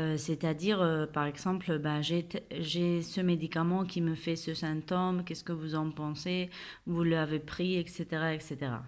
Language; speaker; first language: French; non-native, fluent; Spanish